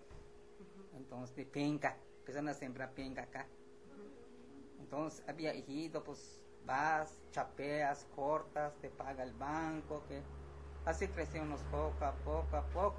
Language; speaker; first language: Spanish; non-native, local second language; Yucateco